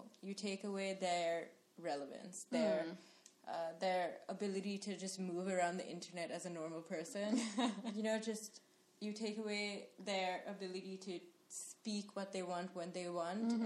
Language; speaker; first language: English; non-native, local second language; Sinhala